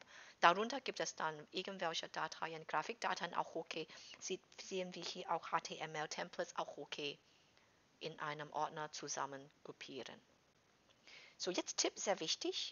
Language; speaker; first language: German; non-native, fluent; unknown